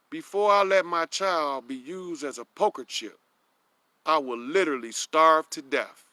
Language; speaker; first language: English; native; English